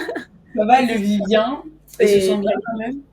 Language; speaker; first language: French; native; French